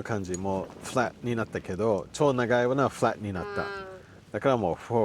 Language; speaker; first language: Japanese; non-native, learner; English